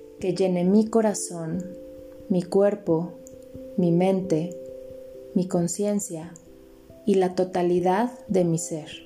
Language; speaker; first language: Spanish; native; Spanish